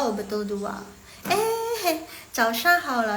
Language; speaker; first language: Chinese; non-native, fluent; Indonesian